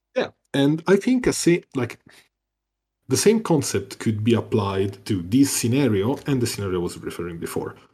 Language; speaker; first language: English; non-native, fluent; Italian